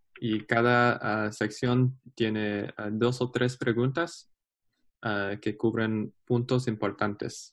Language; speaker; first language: Spanish; non-native, learner; English